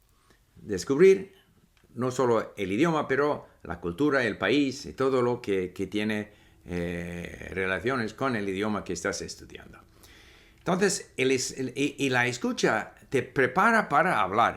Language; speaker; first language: Spanish; non-native, fluent; English